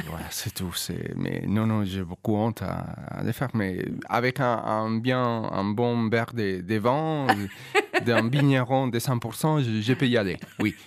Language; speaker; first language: French; non-native, fluent; Spanish